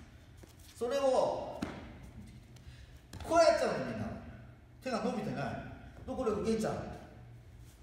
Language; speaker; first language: Japanese; native; Japanese